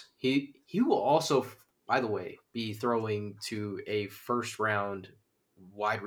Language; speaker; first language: English; native; English